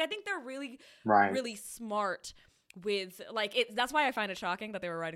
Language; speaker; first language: English; non-native, local second language; Hindi